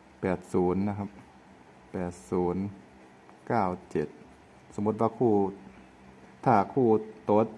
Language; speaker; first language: Thai; native; Thai